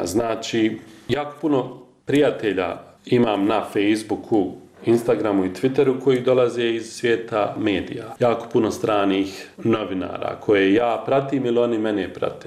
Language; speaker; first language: Croatian; native; Croatian